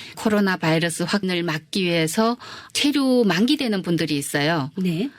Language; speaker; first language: Korean; early bilingual, heritage; Korean